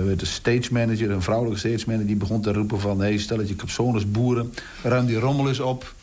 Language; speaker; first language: Dutch; native; Dutch